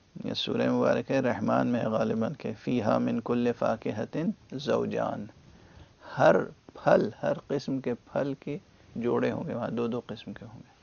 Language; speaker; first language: Urdu; native; Urdu